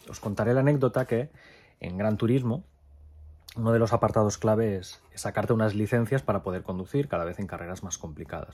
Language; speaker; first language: Spanish; native; Spanish